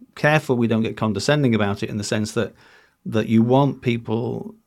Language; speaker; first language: English; native; English